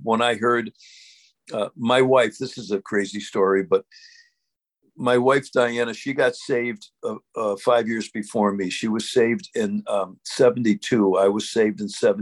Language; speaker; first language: English; native; English